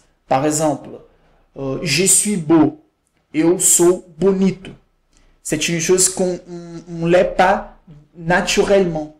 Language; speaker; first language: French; non-native, fluent; Portuguese